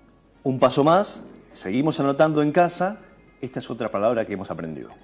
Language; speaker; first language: Spanish; native; Spanish